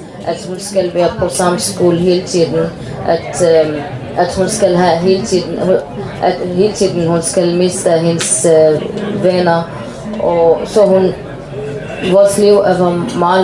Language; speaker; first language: Danish; non-native, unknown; Arabic